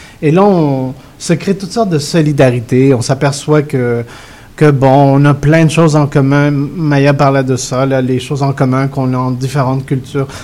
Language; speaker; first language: French; early bilingual, other home language; Spanish